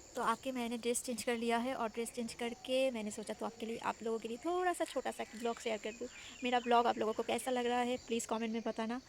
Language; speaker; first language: Hindi; non-native, local second language; Bangla